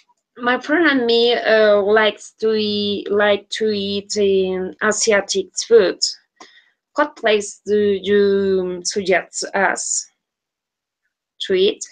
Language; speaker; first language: English; non-native, learner; Spanish